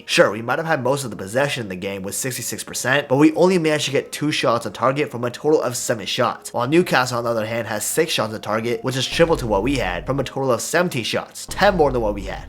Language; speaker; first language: English; native; English